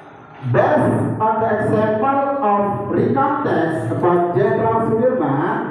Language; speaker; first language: English; non-native, local second language; Indonesian